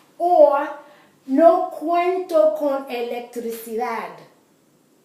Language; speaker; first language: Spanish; non-native, fluent; English